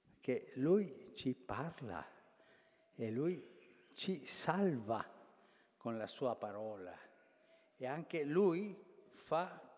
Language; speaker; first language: Italian; non-native, fluent; Spanish